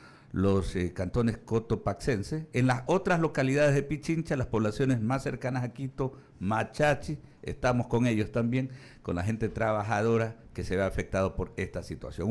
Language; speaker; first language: Spanish; native; Spanish